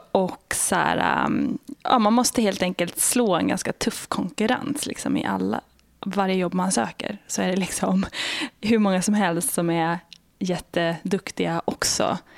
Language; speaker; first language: Swedish; native; Swedish